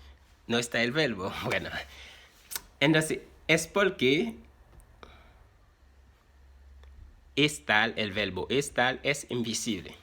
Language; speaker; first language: Spanish; non-native, fluent; Haitian Creole